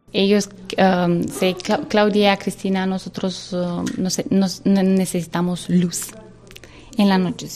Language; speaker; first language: Spanish; non-native, learner; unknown